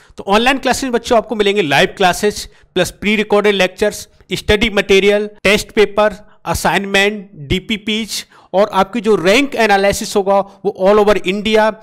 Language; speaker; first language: Hindi; native; Hindi